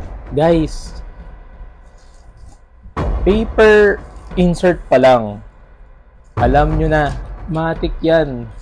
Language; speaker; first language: Filipino; native; Filipino